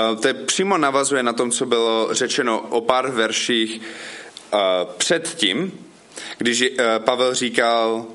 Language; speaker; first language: Czech; non-native, fluent; English